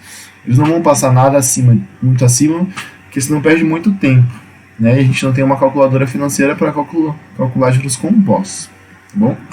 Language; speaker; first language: Portuguese; native; Portuguese